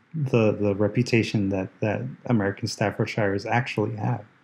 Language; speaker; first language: English; early bilingual, other home language; Spanish